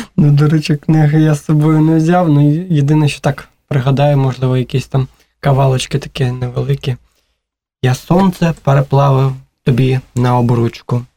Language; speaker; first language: Ukrainian; native; Ukrainian